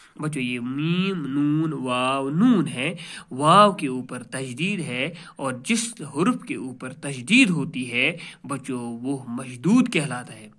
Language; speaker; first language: Urdu; non-native, local second language; Kashmiri